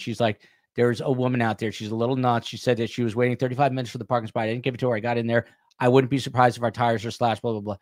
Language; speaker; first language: English; native; English